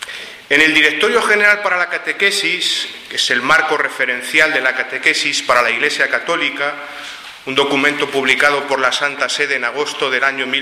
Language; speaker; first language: Spanish; native; Spanish